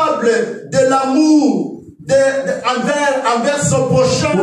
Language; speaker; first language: French; non-native, local second language; Lingala